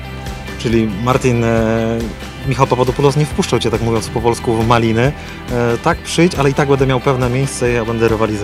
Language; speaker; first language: Czech; non-native, learner; Polish